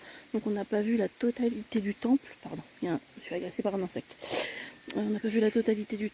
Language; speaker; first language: French; native; French